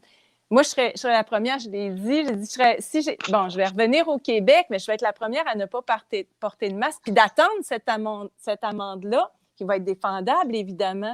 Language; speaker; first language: French; native; French